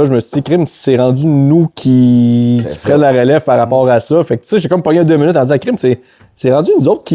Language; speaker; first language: French; native; French